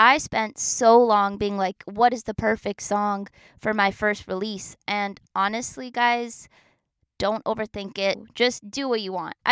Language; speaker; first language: English; native; English